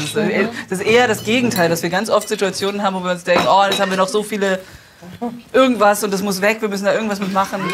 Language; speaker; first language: German; native; German